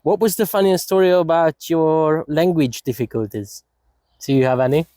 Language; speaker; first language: English; non-native, fluent; Hungarian